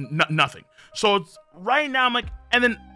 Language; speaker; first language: English; native; English